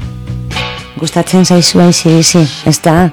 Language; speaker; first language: Basque; non-native, local second language; Spanish